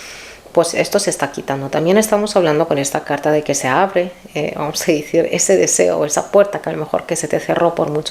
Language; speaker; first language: Spanish; native; Spanish